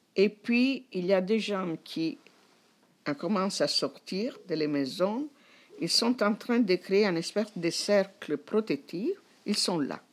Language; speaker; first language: French; non-native, fluent; Italian